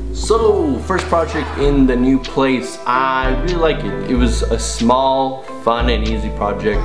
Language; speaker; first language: English; native; English